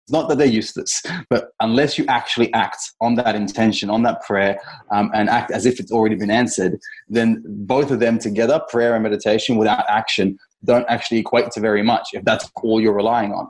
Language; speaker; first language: English; native; English